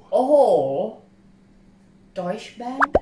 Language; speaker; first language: German; non-native, learner; Thai